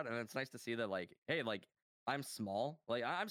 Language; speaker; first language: English; native; English